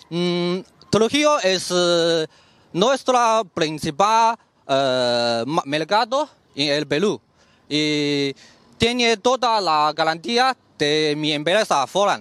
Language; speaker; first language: Spanish; non-native, learner; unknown